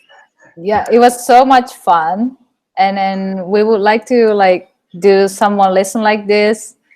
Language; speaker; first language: English; non-native, fluent; Japanese